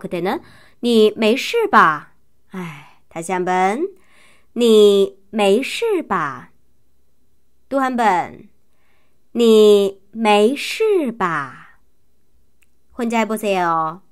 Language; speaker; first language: Korean; non-native, fluent; Chinese